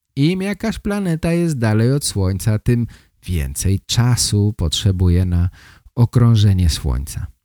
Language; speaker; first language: Polish; native; Polish